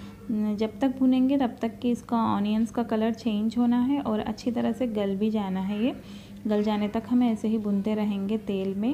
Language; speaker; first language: Hindi; native; Hindi